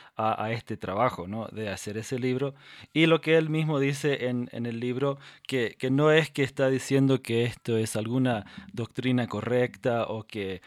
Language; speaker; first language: Spanish; non-native, fluent; English